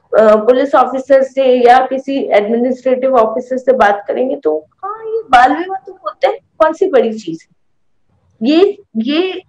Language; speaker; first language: Hindi; native; Hindi